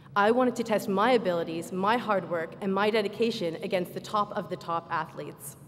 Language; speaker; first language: English; native; English